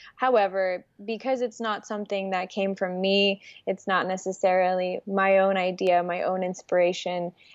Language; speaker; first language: English; early bilingual, other home language; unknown